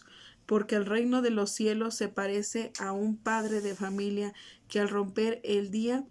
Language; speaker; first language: Spanish; native; Spanish